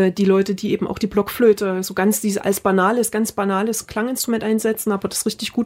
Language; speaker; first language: German; native; German